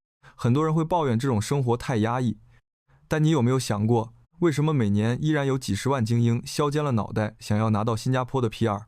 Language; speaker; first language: Chinese; native; Chinese